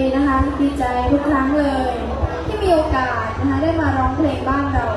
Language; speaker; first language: Thai; native; Thai